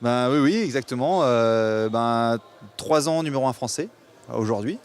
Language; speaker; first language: French; native; French